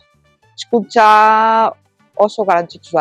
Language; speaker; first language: Basque; non-native, learner; Portuguese